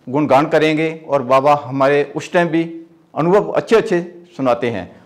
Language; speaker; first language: Hindi; native; Hindi